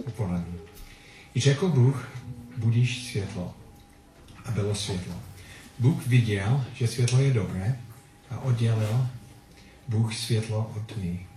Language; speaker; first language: Czech; non-native, fluent; Filipino